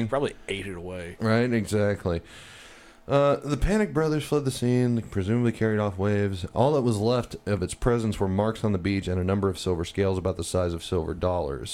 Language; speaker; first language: English; native; English